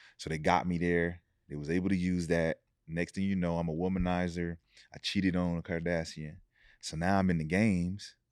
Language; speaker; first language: English; native; English